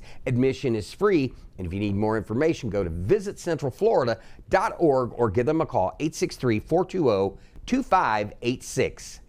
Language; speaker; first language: English; native; English